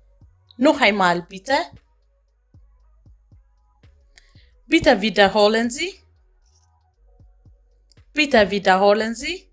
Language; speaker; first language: German; non-native, fluent; Amharic